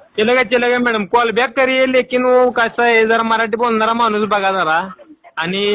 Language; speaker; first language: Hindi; non-native, local second language; Marathi